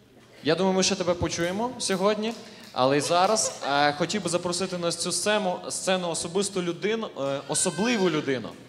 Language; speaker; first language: Ukrainian; native; Ukrainian